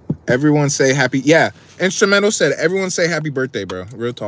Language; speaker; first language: English; native; English